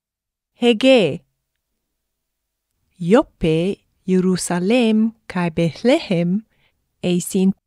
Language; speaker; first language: Greek; non-native, learner; English